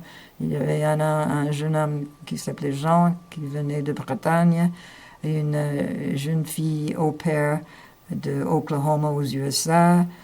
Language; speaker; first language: French; non-native, fluent; English